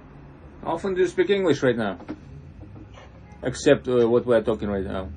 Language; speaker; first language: English; non-native, fluent; Russian